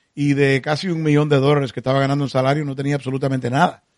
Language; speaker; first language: Spanish; early bilingual, heritage; Spanish